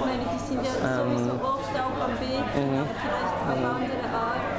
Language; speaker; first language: German; native; German